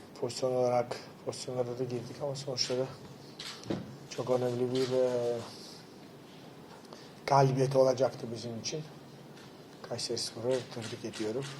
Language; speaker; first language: Turkish; non-native, fluent; Georgian